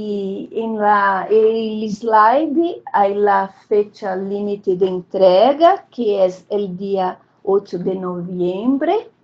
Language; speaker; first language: Spanish; non-native, fluent; Portuguese